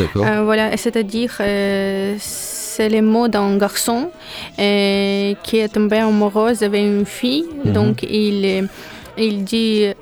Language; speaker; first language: French; non-native, learner; Ukrainian